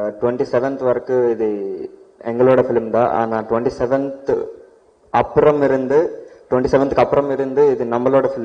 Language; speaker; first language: Tamil; non-native, learner; Malayalam